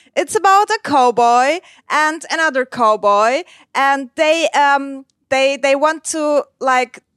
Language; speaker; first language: English; non-native, fluent; Turkish